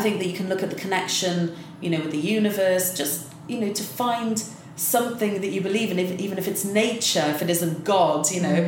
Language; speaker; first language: English; native; English